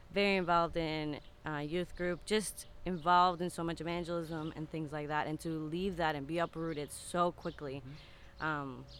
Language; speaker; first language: English; non-native, fluent; Spanish